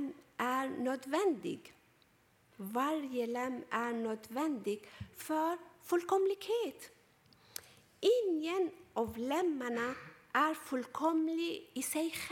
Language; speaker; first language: Swedish; non-native, fluent; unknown